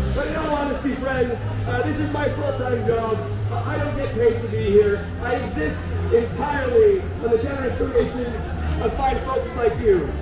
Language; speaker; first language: English; native; English